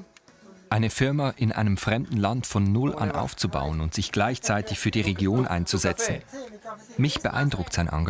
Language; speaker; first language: German; native; German